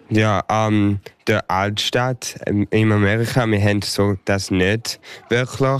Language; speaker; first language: German; early bilingual, heritage; English